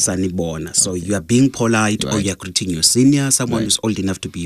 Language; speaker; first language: English; non-native, local second language; Zulu